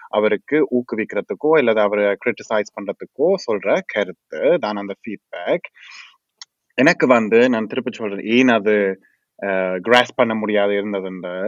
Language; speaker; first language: Tamil; early bilingual, heritage; Tamil